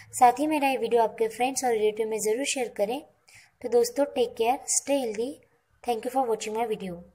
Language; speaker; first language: Hindi; non-native, local second language; Marathi